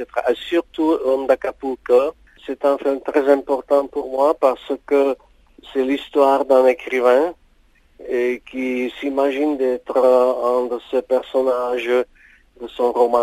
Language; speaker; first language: French; non-native, fluent; Czech